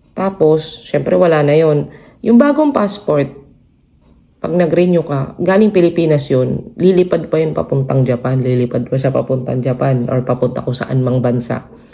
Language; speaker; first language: Filipino; non-native, local second language; Cebuano